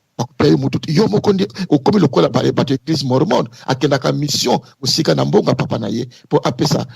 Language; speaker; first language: Lingala; non-native, local second language; Kongo